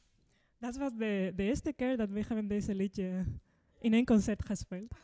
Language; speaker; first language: Dutch; non-native, fluent; Spanish